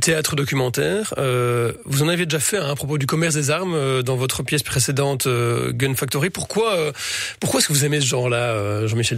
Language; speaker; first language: French; native; French